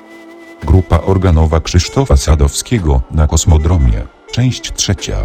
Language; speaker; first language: Polish; native; Polish